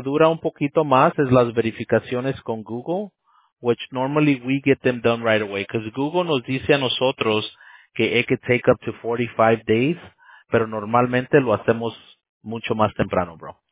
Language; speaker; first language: Spanish; early bilingual, heritage; Spanish